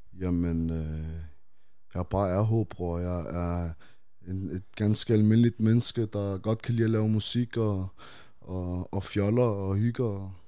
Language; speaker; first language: Danish; early bilingual, other home language; Arabic